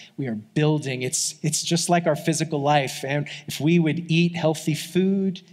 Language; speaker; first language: English; native; English